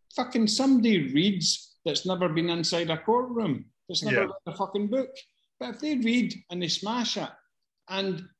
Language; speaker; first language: English; native; English